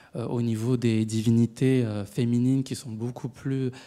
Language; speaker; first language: French; non-native, fluent; Tamil